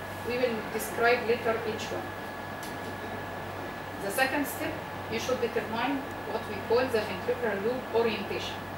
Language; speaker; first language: English; non-native, fluent; Arabic